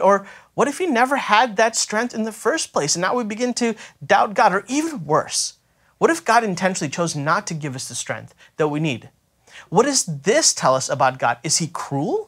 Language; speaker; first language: English; native; English